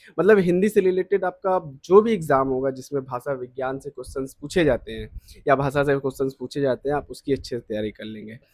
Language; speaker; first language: Hindi; native; Hindi